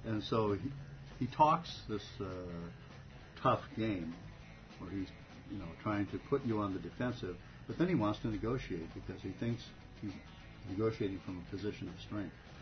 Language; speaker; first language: English; native; English